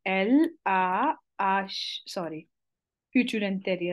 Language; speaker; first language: French; non-native, fluent; Hindi